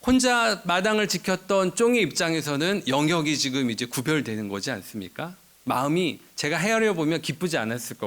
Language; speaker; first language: Korean; native; Korean